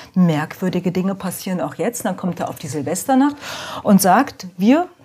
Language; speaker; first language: German; native; German